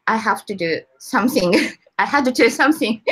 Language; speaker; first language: English; non-native, learner; Japanese